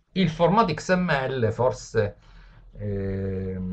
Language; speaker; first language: Italian; native; Italian